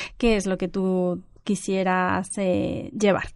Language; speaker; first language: Spanish; native; Spanish